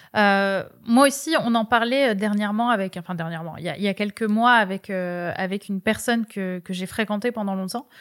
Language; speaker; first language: French; native; French